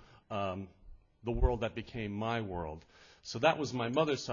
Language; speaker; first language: English; native; English